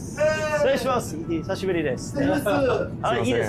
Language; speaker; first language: Japanese; non-native, learner; English